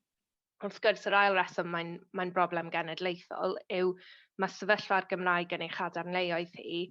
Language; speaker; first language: Welsh; native; Welsh